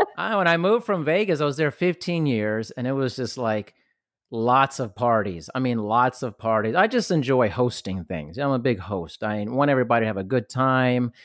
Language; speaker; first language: English; native; English